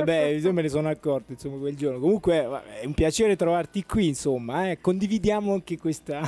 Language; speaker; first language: Italian; native; Italian